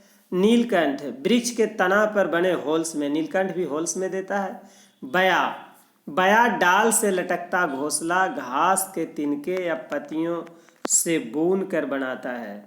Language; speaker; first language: Hindi; non-native, local second language; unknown